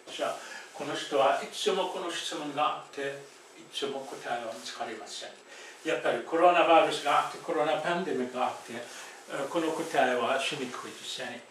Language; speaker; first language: Japanese; non-native, fluent; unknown